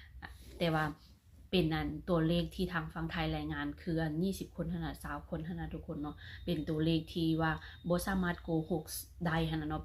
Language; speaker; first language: Thai; non-native, local second language; Northeastern Thai